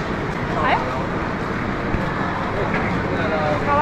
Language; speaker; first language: Indonesian; non-native, fluent; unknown